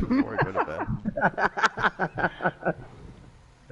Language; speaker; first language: English; native; English